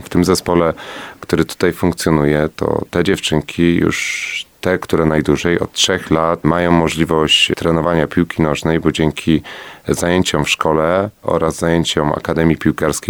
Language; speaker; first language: Polish; native; Polish